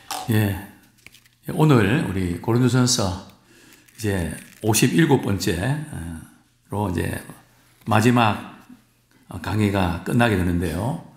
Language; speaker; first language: Korean; native; Korean